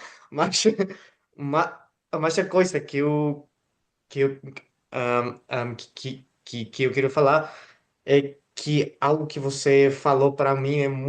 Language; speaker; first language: Portuguese; non-native, fluent; Spanish